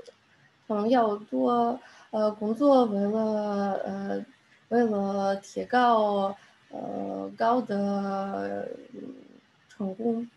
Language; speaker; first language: Chinese; non-native, learner; Russian